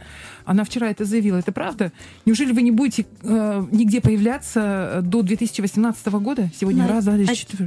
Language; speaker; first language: Russian; native; Russian